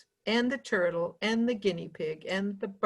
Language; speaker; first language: English; native; English